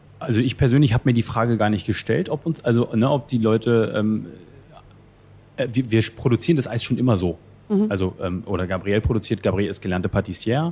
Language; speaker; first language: German; native; German